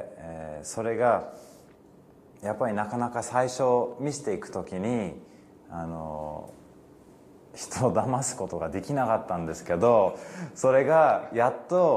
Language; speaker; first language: Japanese; early bilingual, heritage; English